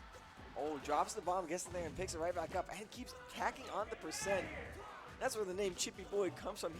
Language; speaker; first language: English; native; English